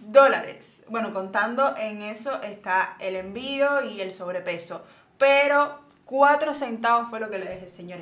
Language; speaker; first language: Spanish; native; Spanish